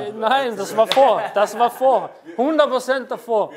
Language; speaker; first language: German; non-native, fluent; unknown